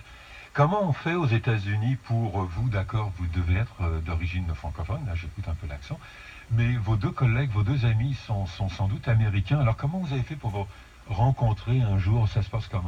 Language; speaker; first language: French; native; French